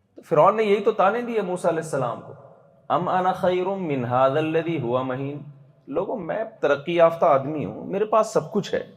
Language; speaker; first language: Urdu; native; Urdu